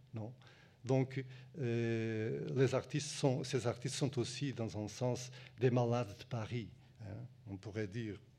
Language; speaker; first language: French; non-native, fluent; Portuguese